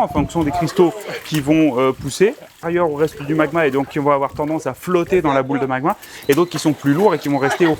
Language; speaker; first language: French; native; French